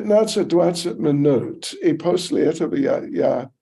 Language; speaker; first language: Russian; non-native, learner; English